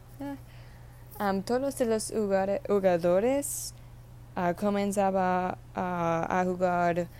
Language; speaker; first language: Spanish; non-native, learner; English